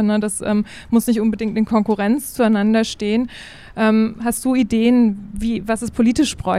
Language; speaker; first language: German; native; German